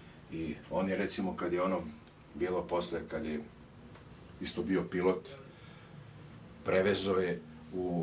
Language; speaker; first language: Bosnian; native; Bosnian